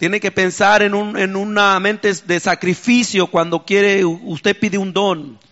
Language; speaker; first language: Spanish; native; Spanish